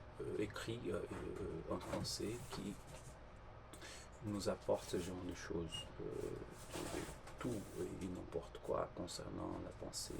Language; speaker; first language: French; non-native, fluent; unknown